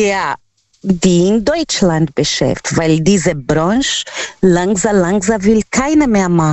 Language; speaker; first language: German; non-native, learner; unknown